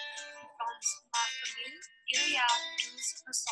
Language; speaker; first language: French; non-native, learner; English